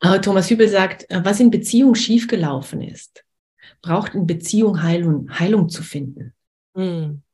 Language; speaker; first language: German; native; German